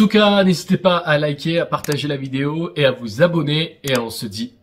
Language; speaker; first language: French; native; French